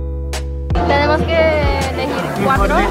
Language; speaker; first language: Spanish; non-native, learner; Korean